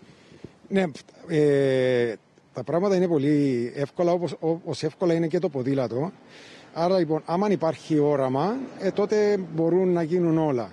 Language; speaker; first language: Greek; native; Greek